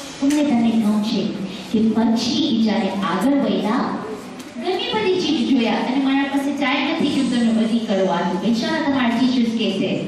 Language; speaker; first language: Gujarati; early bilingual, heritage; Gujarati